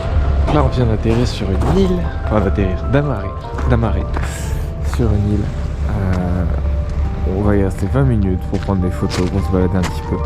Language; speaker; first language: French; native; French